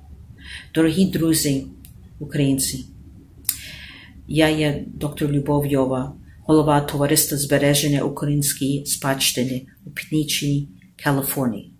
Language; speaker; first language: Ukrainian; early bilingual, heritage; Ukrainian